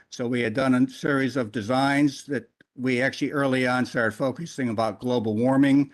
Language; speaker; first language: English; native; English